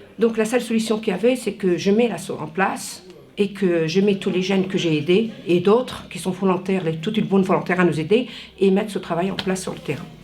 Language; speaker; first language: French; native; French